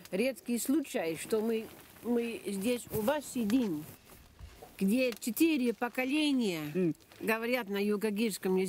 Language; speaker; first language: Russian; non-native, fluent; Dutch